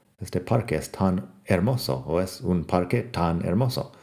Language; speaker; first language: Spanish; non-native, fluent; English